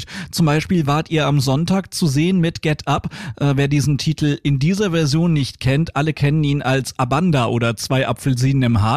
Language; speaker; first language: German; native; German